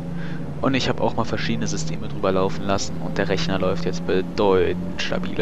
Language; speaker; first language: German; native; German